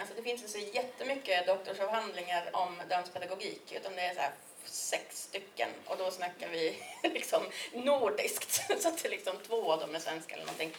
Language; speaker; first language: Swedish; native; Swedish